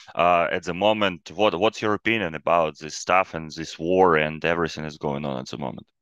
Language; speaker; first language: English; non-native, fluent; Ukrainian